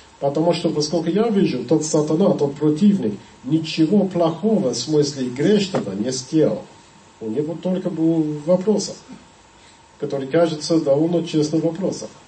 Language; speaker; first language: Russian; non-native, fluent; English